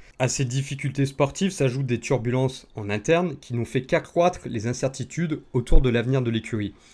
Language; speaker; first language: French; native; French